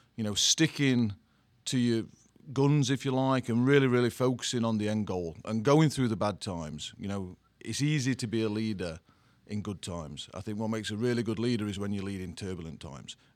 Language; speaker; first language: English; native; English